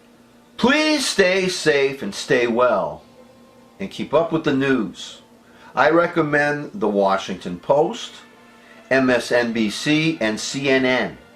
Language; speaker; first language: English; native; English